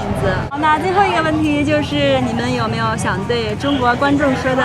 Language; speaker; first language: Chinese; native; Chinese